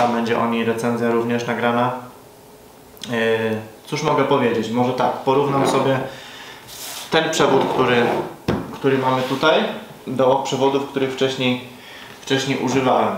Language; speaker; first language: Polish; native; Polish